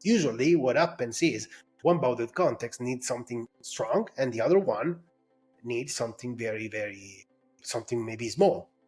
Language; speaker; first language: English; non-native, fluent; Italian